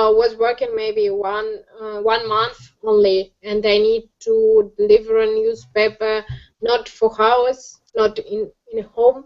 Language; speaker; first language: English; non-native, learner; Russian